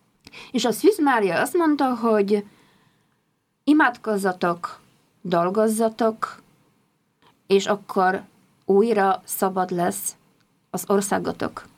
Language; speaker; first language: Hungarian; non-native, fluent; Polish